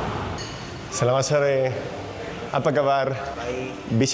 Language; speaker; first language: Indonesian; non-native, learner; Spanish